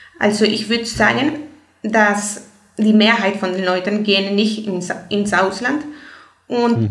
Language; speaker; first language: German; non-native, fluent; Spanish